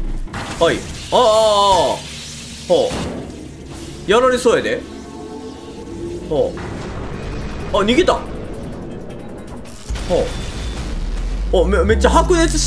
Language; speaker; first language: Japanese; native; Japanese